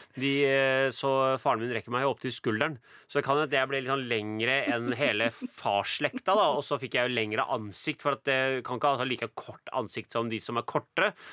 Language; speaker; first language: Norwegian; early bilingual, other home language; Punjabi